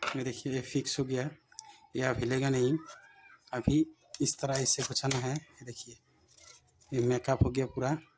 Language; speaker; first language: Hindi; non-native, local second language; Bangla